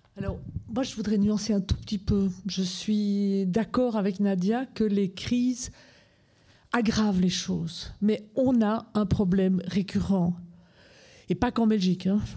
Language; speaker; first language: French; native; French